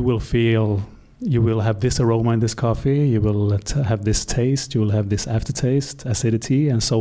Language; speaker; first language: English; non-native, fluent; Swedish